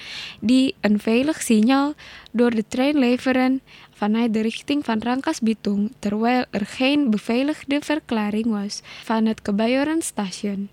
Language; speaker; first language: Dutch; non-native, learner; Indonesian